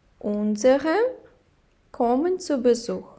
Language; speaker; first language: German; non-native, fluent; Ukrainian